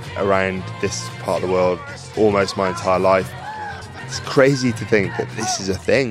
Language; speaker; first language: English; native; English